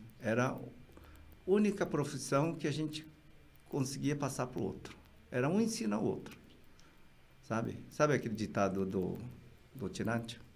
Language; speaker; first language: Portuguese; early bilingual, other home language; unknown